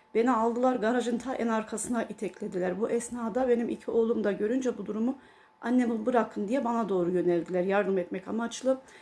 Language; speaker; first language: Turkish; early bilingual, heritage; Turkish